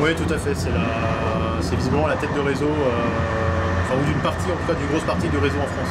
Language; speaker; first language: French; native; French